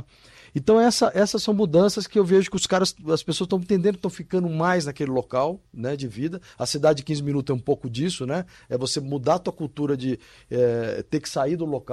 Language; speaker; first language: Portuguese; native; Portuguese